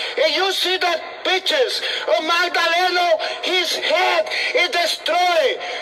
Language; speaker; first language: English; non-native, learner; Spanish